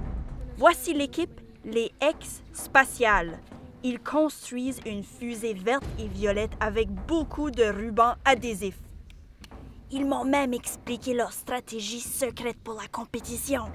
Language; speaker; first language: French; native; French